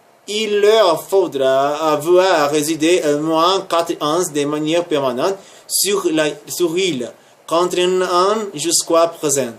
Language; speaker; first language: French; non-native, learner; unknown